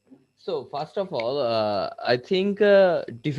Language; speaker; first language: English; non-native, local second language; Bangla